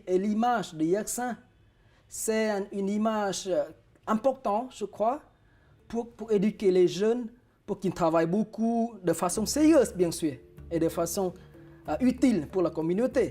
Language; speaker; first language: French; non-native, fluent; Vietnamese